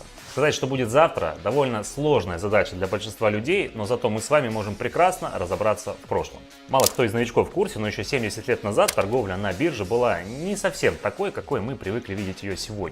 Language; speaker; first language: Russian; native; Russian